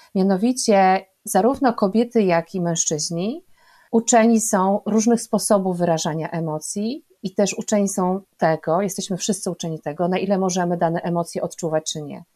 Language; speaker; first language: Polish; native; Polish